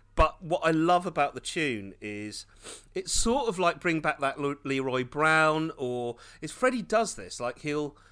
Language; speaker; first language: English; early bilingual, other home language; Hindi